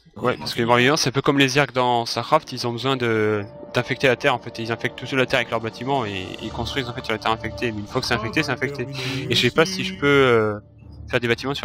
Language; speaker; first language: French; native; French